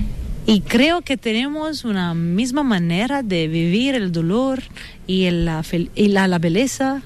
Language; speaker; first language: Spanish; non-native, fluent; Italian